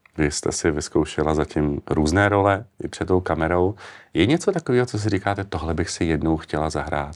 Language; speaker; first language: Czech; native; Czech